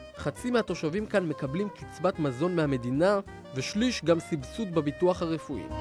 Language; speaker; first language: Hebrew; native; Hebrew